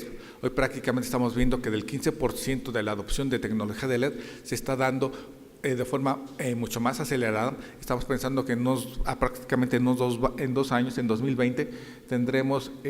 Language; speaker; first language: Spanish; native; Spanish